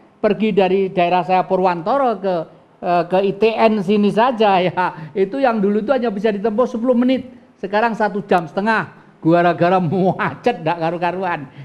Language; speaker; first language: Indonesian; non-native, local second language; Javanese